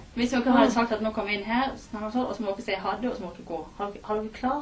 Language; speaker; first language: Norwegian; native; Norwegian